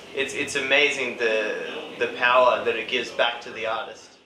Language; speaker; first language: English; native; English